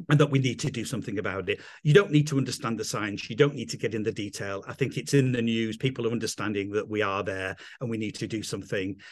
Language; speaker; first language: English; native; English